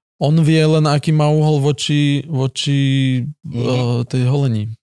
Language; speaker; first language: Slovak; native; Slovak